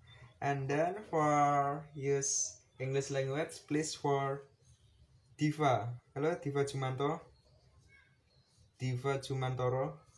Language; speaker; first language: English; non-native, learner; Indonesian